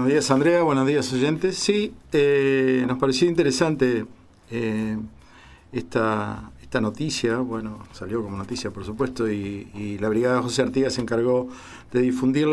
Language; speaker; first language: Spanish; native; Spanish